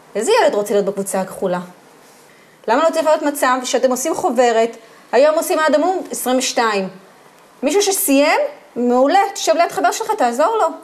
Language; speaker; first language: Hebrew; native; Hebrew